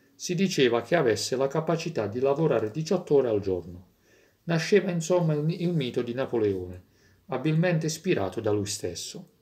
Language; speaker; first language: Italian; native; Italian